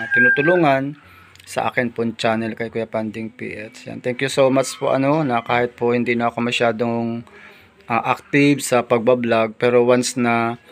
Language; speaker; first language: Filipino; non-native, local second language; Bikol